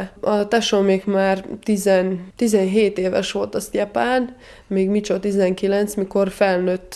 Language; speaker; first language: Hungarian; non-native, fluent; Serbian